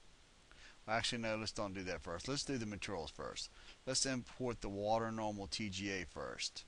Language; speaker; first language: English; native; English